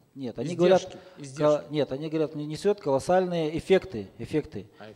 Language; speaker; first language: Russian; native; Russian